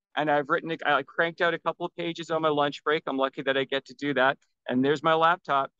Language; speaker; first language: English; native; English